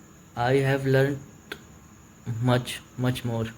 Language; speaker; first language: English; non-native, learner; Hindi